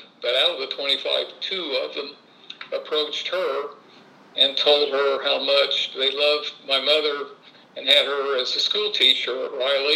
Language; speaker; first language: English; native; English